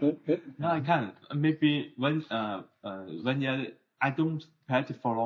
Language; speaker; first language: English; non-native, learner; Chinese